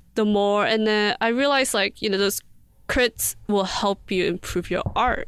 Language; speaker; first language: English; early bilingual, other home language; Korean